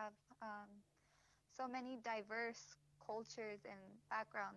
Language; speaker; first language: English; native; English